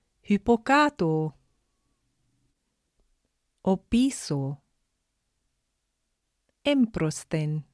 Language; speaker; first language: Greek; non-native, fluent; English